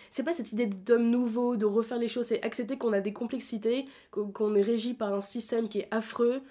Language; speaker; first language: French; native; French